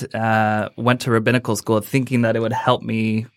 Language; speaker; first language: English; native; English